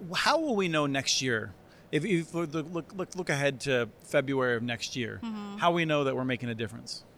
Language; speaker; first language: English; native; English